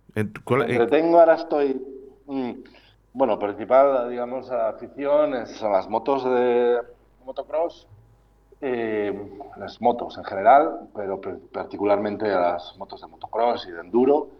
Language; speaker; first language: Spanish; native; Spanish